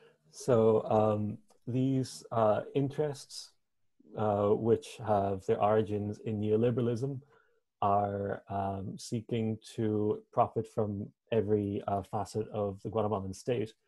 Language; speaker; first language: English; native; English